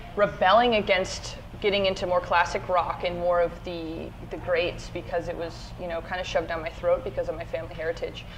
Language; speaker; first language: English; native; English